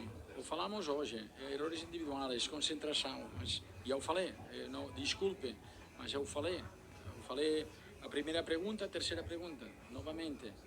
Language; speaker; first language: Portuguese; non-native, learner; Spanish